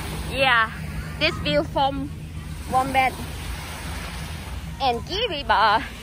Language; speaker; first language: English; non-native, learner; Thai